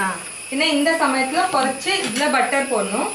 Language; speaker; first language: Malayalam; non-native, learner; Tamil